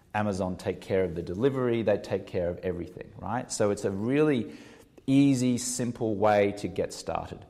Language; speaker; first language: English; native; English